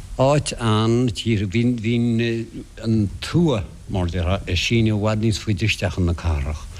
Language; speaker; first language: Irish; non-native, local second language; English